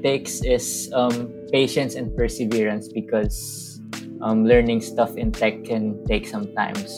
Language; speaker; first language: English; non-native, local second language; Hiligaynon